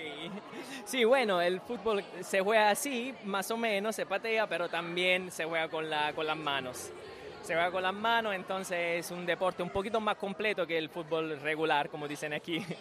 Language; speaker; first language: Spanish; non-native, fluent; Italian